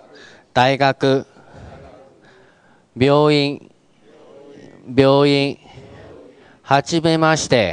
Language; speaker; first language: Japanese; non-native, fluent; Chinese